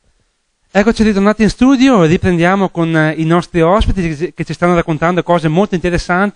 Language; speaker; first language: Italian; native; Italian